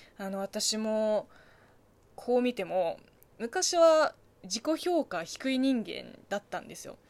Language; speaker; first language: Japanese; non-native, fluent; Chinese